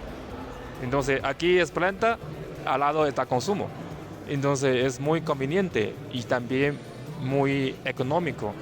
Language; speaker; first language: Spanish; non-native, fluent; Chinese